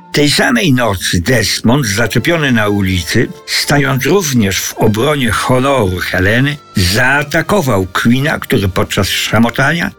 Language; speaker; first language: Polish; native; Polish